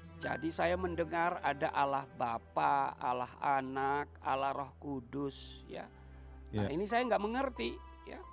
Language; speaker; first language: Indonesian; native; Indonesian